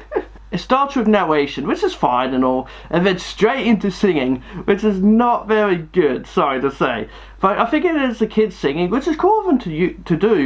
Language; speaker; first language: English; native; English